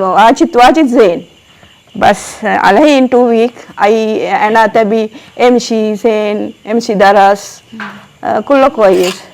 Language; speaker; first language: Arabic; non-native, learner; Sinhala